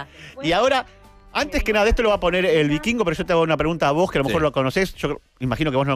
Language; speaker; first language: Spanish; native; Spanish